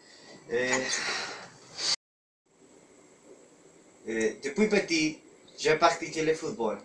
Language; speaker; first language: French; non-native, learner; Spanish